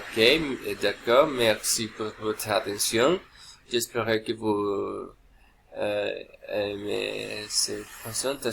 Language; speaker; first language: French; non-native, learner; Spanish